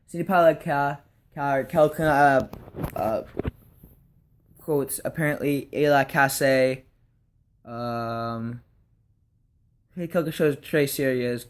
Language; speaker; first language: French; non-native, learner; English